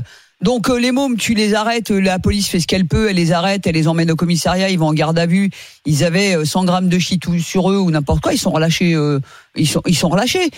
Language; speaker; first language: French; native; French